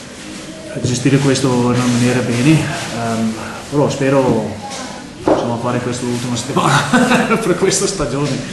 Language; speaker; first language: Italian; non-native, learner; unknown